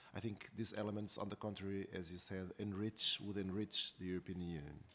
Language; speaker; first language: English; non-native, fluent; Portuguese